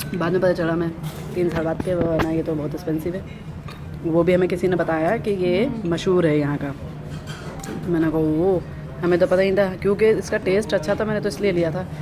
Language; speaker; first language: Urdu; native; Urdu